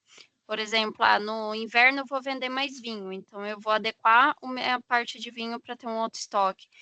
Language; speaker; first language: Portuguese; native; Portuguese